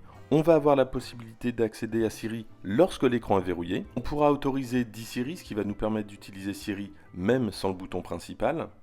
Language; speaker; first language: French; native; French